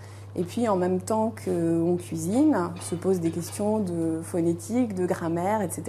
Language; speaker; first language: French; native; French